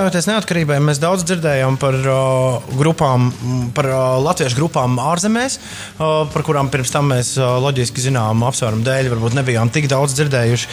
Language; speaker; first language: Latvian; native; Latvian